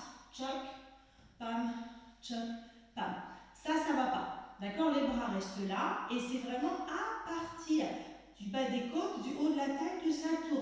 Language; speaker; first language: French; native; French